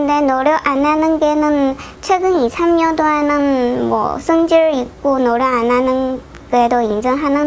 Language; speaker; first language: Korean; non-native, learner; Chinese